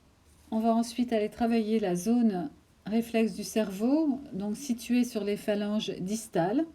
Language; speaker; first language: French; native; French